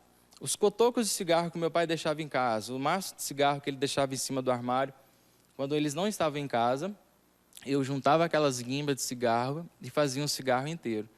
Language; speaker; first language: Portuguese; native; Portuguese